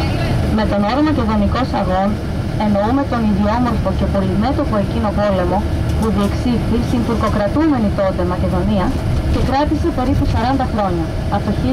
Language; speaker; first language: Greek; native; Greek